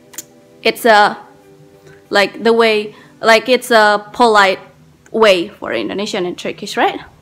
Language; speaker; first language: English; non-native, learner; Indonesian